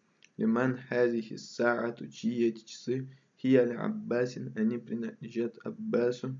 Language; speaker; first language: Arabic; non-native, fluent; Russian